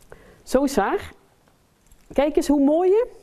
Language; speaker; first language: Dutch; native; Dutch